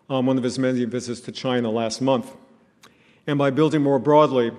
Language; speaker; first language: English; native; English